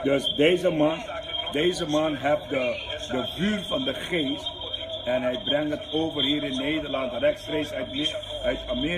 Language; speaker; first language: Dutch; non-native, local second language; Papiamento